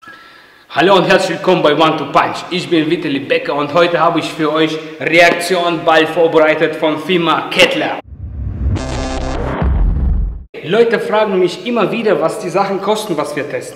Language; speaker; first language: German; non-native, fluent; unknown